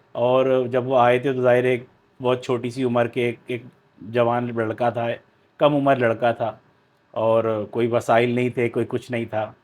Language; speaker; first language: Urdu; native; Urdu